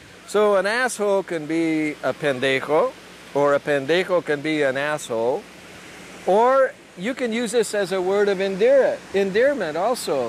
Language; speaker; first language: English; native; English